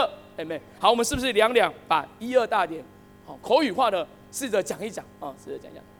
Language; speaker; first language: Chinese; native; Chinese